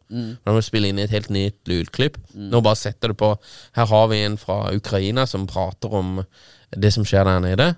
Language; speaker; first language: Norwegian; native; Norwegian